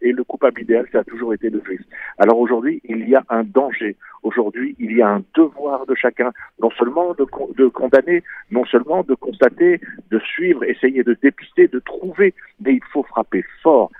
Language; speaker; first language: French; native; French